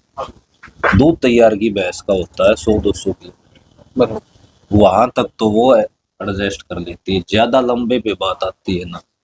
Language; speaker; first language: Hindi; native; Hindi